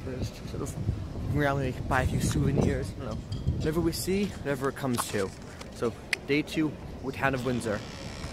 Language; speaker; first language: English; native; English